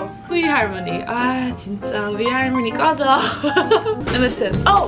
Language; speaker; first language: Korean; non-native, fluent; English